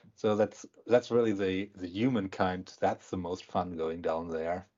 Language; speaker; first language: English; non-native, fluent; German